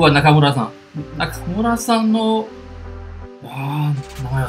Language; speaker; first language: Japanese; non-native, learner; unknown